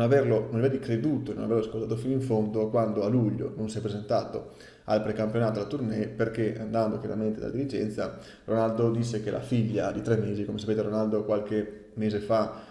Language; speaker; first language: Italian; native; Italian